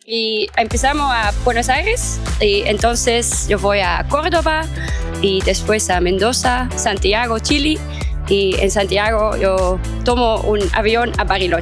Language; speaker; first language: Spanish; non-native, learner; French